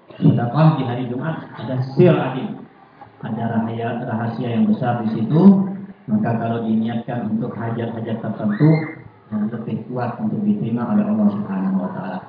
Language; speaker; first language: Indonesian; native; Indonesian